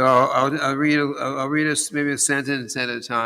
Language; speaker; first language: English; native; English